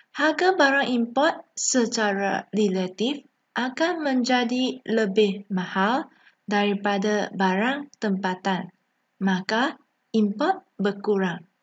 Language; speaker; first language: Malay; non-native, local second language; Chinese